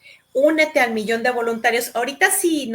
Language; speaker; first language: Spanish; native; Spanish